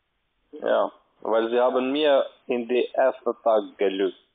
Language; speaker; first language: German; non-native, learner; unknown